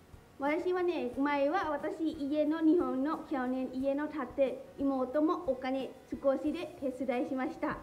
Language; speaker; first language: Japanese; non-native, learner; Lao